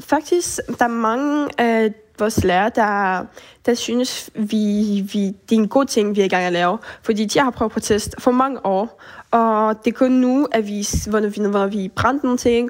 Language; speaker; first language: Danish; early bilingual, heritage; Danish